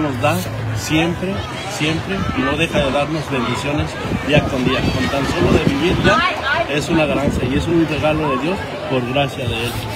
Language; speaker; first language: Spanish; native; Spanish